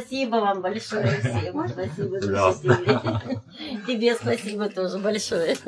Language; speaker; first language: Russian; native; Russian